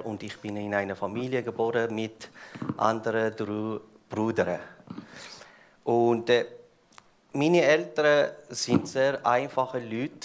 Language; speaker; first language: German; non-native, fluent; Persian